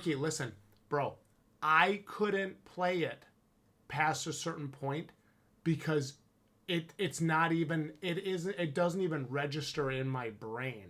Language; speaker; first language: English; native; English